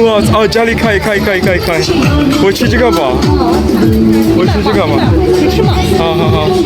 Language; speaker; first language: Chinese; non-native, learner; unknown